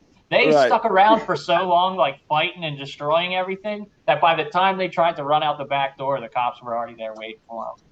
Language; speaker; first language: English; native; English